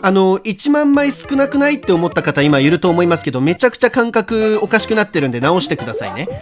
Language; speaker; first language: Japanese; native; Japanese